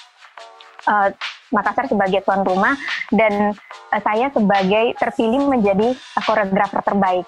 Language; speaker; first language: Indonesian; native; Indonesian